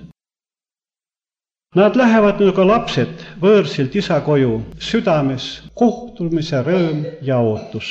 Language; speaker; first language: Estonian; native; Estonian